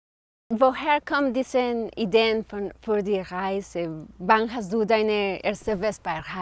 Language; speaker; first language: German; non-native, fluent; Spanish